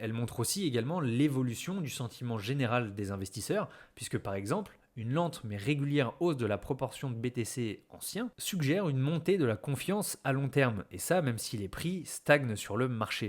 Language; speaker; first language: French; native; French